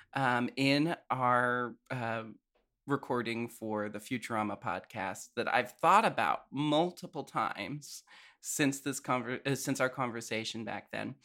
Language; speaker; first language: English; native; English